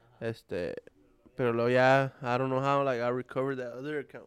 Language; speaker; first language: English; early bilingual, other home language; Spanish